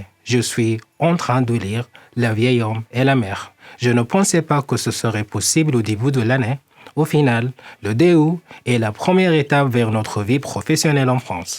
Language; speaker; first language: French; non-native, learner; Arabic